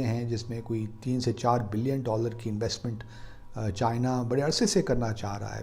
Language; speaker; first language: Urdu; native; Urdu